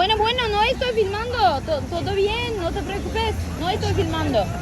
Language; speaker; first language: Spanish; non-native, learner; Turkish